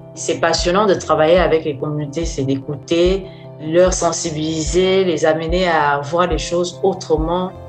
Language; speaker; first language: French; non-native, local second language; Fang